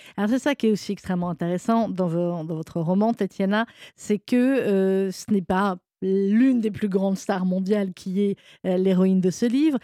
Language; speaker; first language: French; native; French